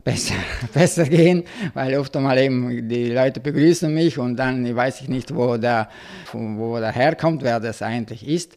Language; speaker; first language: German; non-native, local second language; Italian